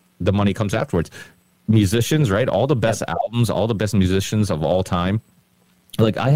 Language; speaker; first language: English; native; English